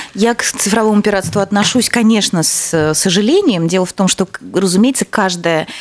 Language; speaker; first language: Russian; native; Russian